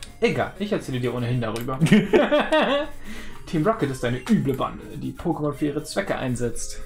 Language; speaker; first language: German; native; German